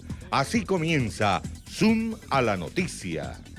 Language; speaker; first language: Spanish; native; Spanish